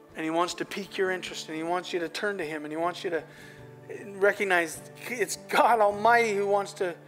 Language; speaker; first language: English; native; English